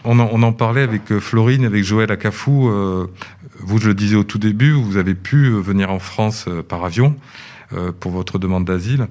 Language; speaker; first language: French; native; French